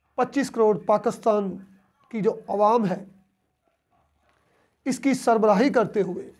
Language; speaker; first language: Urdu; non-native, local second language; Punjabi